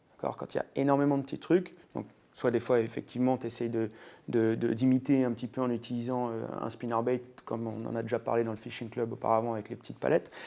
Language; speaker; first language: French; native; French